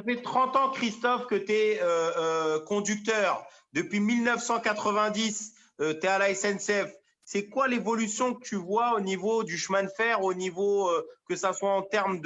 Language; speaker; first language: French; native; French